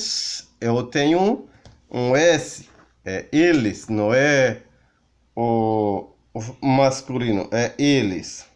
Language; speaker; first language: Portuguese; non-native, learner; Haitian Creole